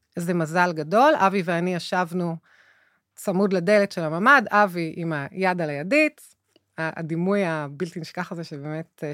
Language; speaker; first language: Hebrew; native; Hebrew